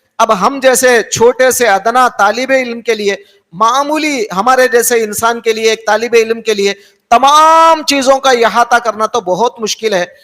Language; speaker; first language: Urdu; native; Urdu